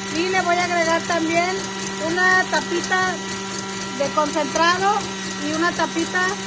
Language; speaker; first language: Spanish; native; Spanish